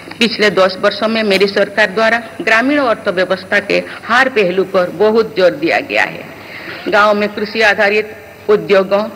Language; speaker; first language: Hindi; non-native, local second language; Santali